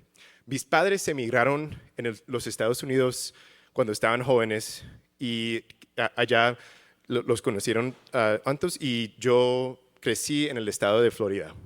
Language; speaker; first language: Spanish; early bilingual, heritage; English